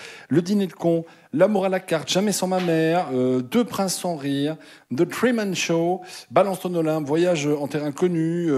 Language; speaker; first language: French; native; French